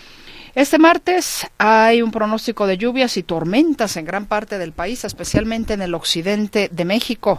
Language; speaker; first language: Spanish; native; Spanish